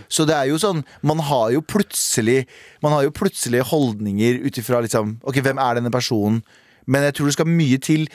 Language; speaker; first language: Norwegian; early bilingual, other home language; Kurdish